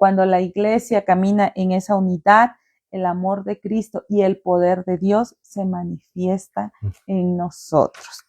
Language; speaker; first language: Spanish; native; Spanish